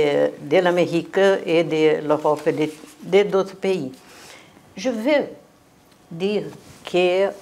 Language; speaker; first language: French; non-native, fluent; Portuguese